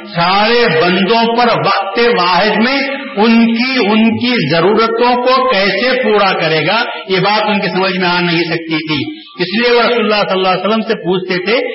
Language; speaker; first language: Urdu; native; Urdu